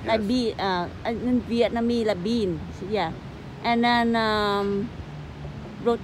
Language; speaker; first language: English; non-native, learner; Vietnamese